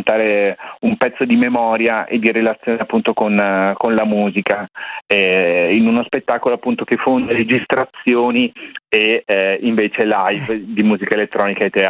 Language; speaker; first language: Italian; native; Italian